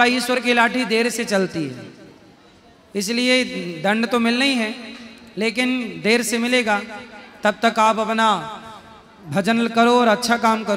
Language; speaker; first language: Hindi; native; Hindi